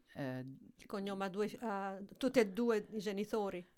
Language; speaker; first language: Italian; native; Italian